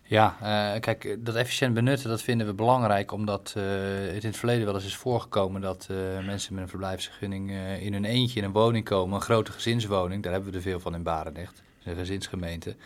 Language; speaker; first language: Dutch; native; Dutch